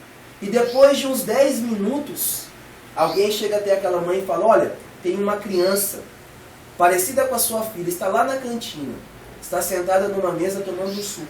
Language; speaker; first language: Portuguese; native; Portuguese